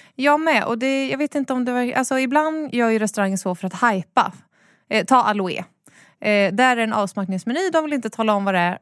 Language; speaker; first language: Swedish; native; Swedish